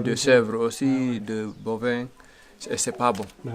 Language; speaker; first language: French; non-native, local second language; Fula